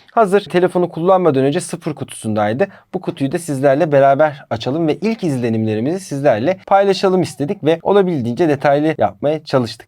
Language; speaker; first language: Turkish; native; Turkish